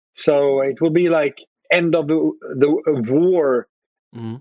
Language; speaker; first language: English; non-native, fluent; Swedish